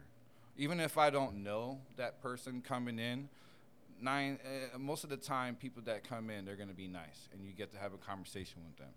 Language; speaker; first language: English; native; English